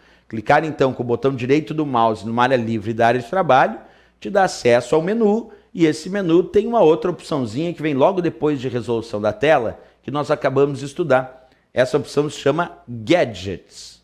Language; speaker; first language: Portuguese; native; Portuguese